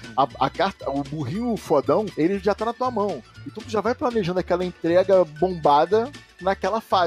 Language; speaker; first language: Portuguese; native; Portuguese